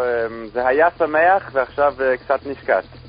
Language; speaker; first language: Hebrew; non-native, fluent; English